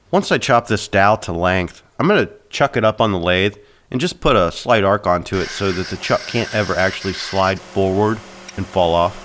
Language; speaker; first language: English; native; English